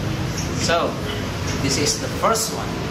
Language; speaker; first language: English; non-native, learner; Indonesian